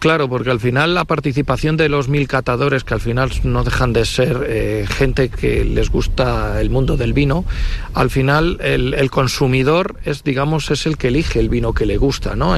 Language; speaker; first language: Spanish; native; Spanish